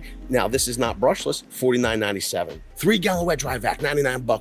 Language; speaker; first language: English; native; English